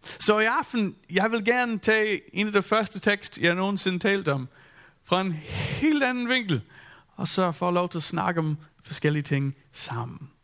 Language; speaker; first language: Danish; non-native, fluent; English